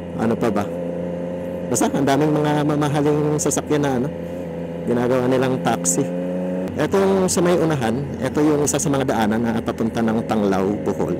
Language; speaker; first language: Filipino; non-native, local second language; Cebuano